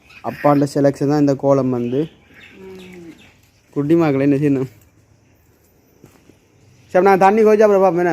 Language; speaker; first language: Tamil; native; Tamil